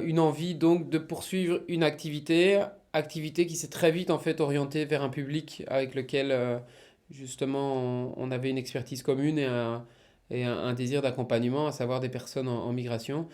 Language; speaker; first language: French; native; French